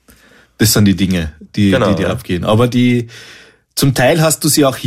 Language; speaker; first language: German; native; German